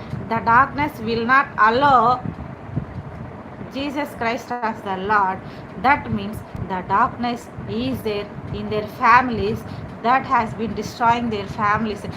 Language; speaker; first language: English; non-native, local second language; Telugu